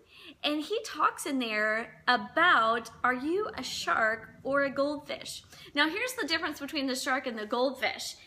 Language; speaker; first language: English; native; English